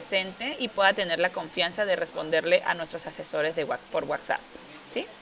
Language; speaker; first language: Spanish; native; Spanish